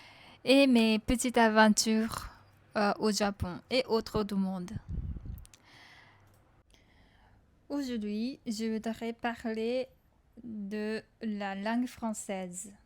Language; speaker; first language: French; non-native, fluent; Japanese